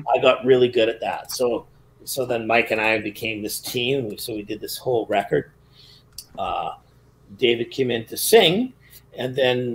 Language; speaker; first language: English; native; English